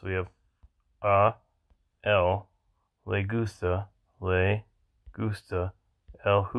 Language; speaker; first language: Spanish; non-native, learner; English